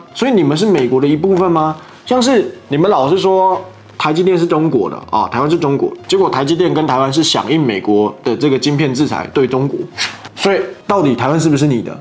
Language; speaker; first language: Chinese; native; Chinese